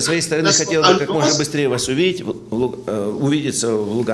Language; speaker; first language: Russian; non-native, fluent; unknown